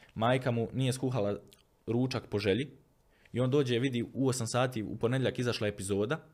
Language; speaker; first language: Croatian; native; Croatian